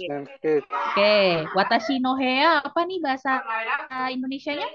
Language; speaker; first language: Indonesian; native; Indonesian